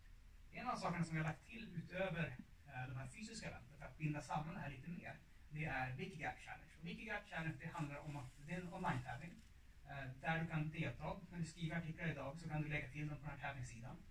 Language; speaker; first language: Swedish; native; Swedish